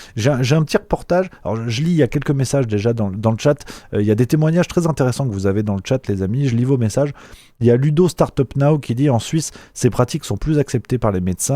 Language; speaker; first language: French; native; French